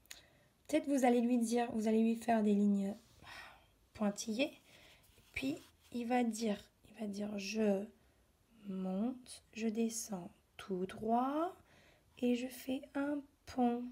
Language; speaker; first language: French; native; French